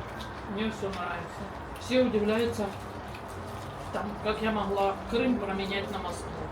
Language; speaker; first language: Russian; native; Russian